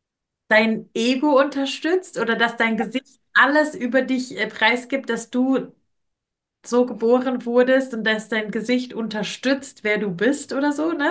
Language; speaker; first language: German; native; German